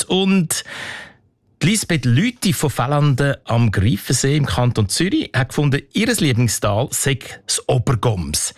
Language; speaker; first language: German; native; German